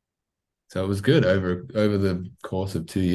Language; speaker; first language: English; native; English